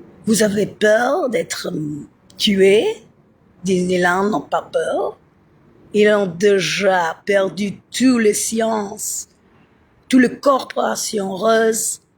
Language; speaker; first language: French; non-native, fluent; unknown